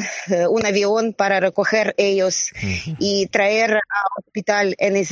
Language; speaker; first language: Spanish; non-native, learner; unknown